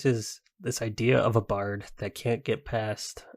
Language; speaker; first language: English; native; English